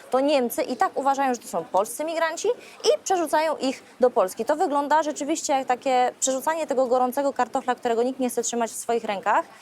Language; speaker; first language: Polish; native; Polish